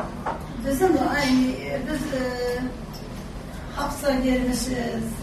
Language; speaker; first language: Turkish; non-native, local second language; Kurdish